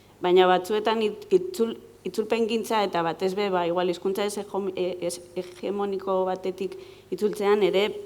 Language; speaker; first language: Basque; non-native, local second language; Spanish